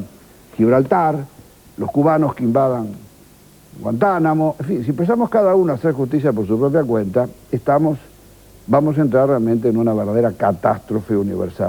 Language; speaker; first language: Spanish; native; Spanish